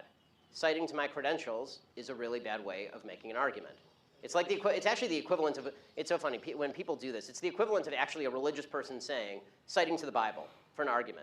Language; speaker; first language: English; native; English